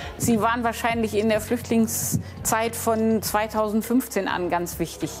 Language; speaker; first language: German; native; German